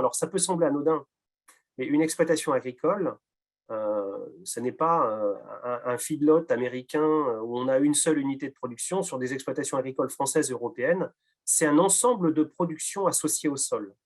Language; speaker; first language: French; native; French